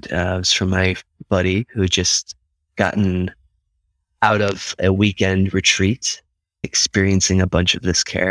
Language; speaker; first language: English; native; English